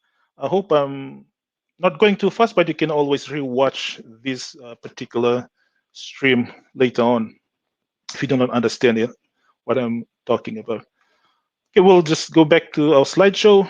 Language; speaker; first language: English; non-native, local second language; Fijian